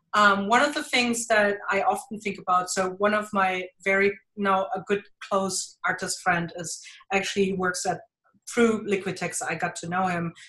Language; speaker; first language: English; non-native, fluent; German